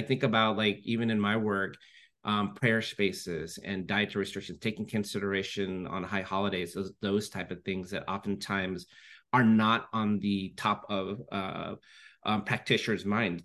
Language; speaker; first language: English; native; English